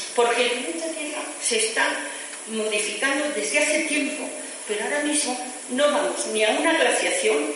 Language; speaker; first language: Spanish; native; Spanish